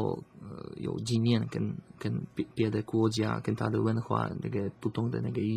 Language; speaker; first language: Chinese; non-native, learner; Slovak